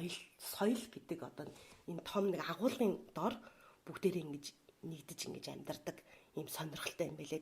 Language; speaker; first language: Mongolian; native; Mongolian